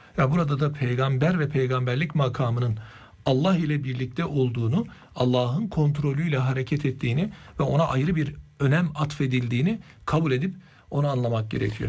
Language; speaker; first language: Turkish; native; Turkish